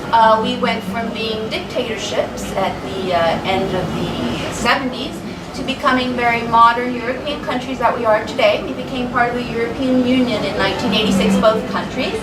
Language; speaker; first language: English; non-native, fluent; Spanish